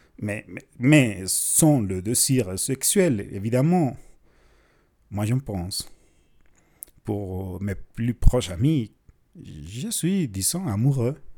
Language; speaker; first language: French; non-native, fluent; Spanish